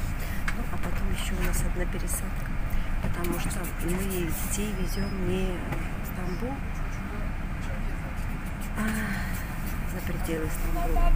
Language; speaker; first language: Russian; native; Russian